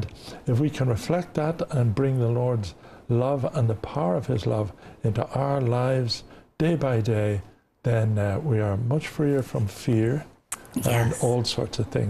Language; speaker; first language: English; native; English